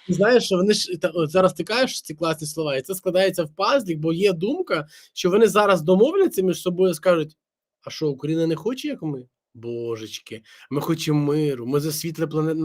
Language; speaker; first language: Ukrainian; native; Ukrainian